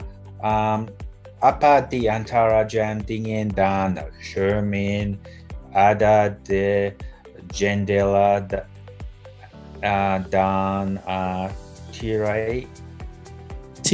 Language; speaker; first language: Indonesian; non-native, learner; English